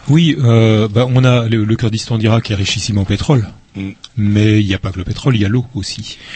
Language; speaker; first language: French; native; French